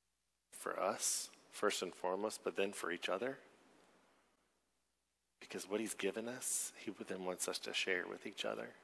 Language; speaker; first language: English; native; English